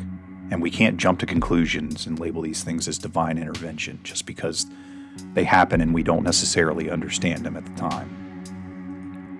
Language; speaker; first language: English; native; English